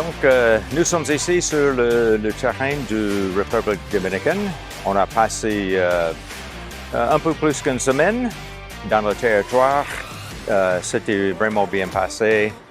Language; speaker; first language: French; non-native, local second language; Haitian Creole